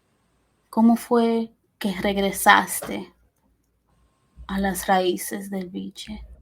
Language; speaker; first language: Spanish; early bilingual, heritage; Spanish